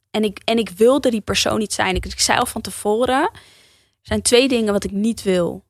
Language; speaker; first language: Dutch; early bilingual, heritage; Dutch